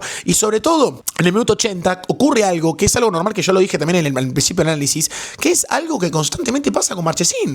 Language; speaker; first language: Spanish; native; Spanish